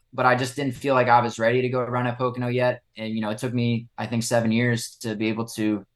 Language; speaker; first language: English; native; English